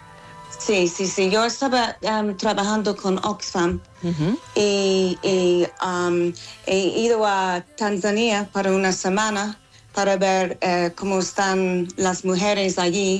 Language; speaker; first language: Spanish; non-native, fluent; English